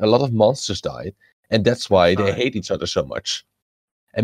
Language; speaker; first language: English; non-native, fluent; Dutch